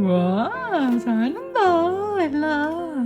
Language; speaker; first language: Korean; native; Korean